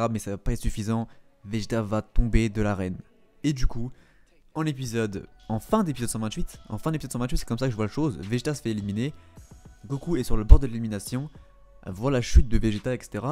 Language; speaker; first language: French; native; French